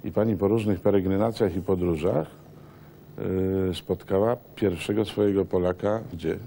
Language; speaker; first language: Polish; native; Polish